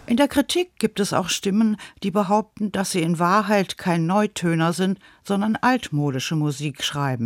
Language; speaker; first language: German; native; German